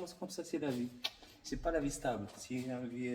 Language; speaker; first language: French; non-native, local second language; Arabic